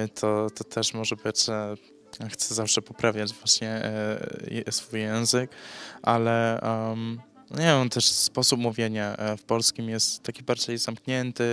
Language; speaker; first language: Polish; early bilingual, heritage; English